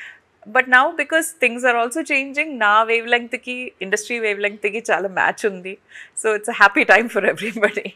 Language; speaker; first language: Telugu; non-native, fluent; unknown